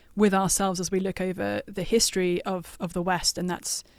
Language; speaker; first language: English; native; English